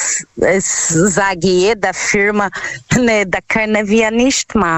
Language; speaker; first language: German; non-native, learner; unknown